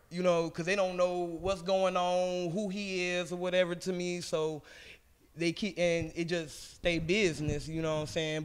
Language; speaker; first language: English; native; English